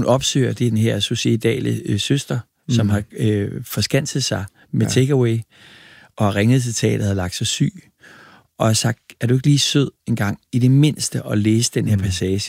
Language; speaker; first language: Danish; native; Danish